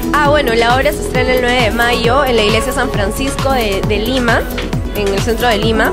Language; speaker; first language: Spanish; native; Spanish